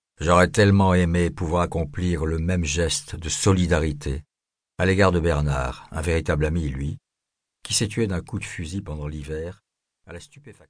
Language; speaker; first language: French; native; French